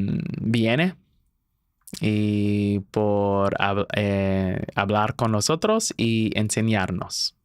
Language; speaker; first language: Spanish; non-native, learner; English